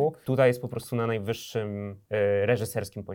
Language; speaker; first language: Polish; native; Polish